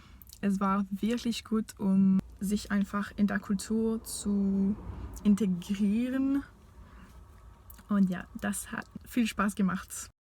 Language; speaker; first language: German; non-native, fluent; French